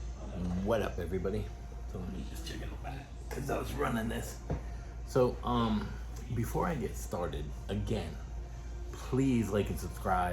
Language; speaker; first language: English; native; English